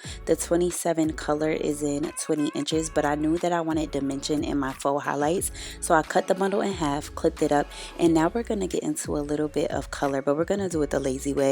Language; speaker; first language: English; native; English